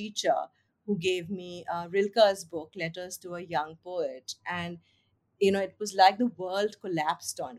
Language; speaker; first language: English; non-native, local second language; Hindi